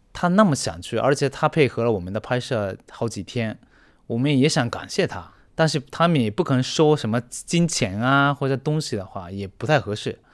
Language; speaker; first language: Chinese; non-native, fluent; Japanese